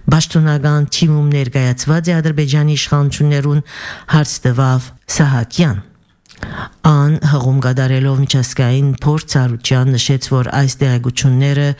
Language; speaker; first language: Armenian; early bilingual, heritage; Armenian